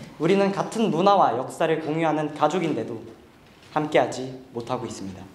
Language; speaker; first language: Korean; early bilingual, heritage; Korean